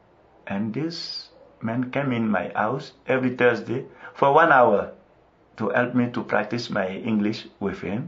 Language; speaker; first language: English; non-native, local second language; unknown